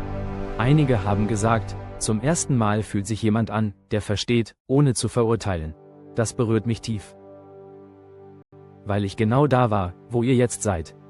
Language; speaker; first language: German; native; German